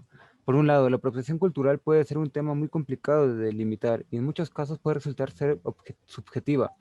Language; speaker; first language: Spanish; native; Spanish